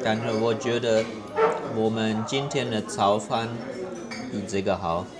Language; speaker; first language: Chinese; non-native, learner; German